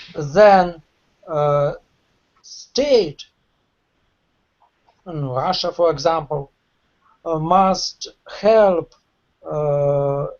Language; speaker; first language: English; non-native, learner; Russian